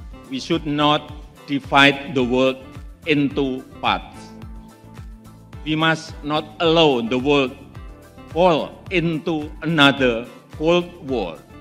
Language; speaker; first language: English; non-native, fluent; Javanese